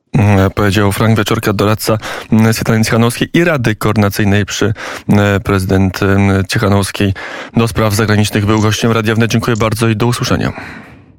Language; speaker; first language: Polish; native; Polish